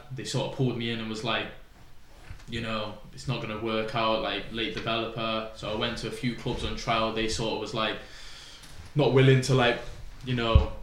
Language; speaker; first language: English; native; English